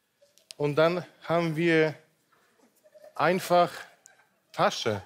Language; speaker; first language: German; non-native, local second language; Polish